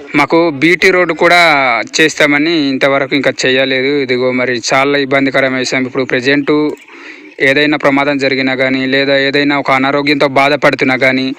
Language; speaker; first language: Telugu; native; Telugu